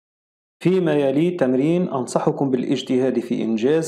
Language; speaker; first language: Arabic; native; Arabic